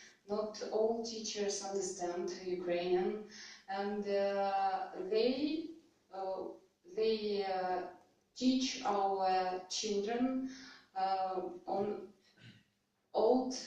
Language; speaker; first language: English; non-native, learner; Russian